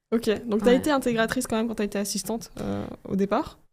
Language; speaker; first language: French; native; French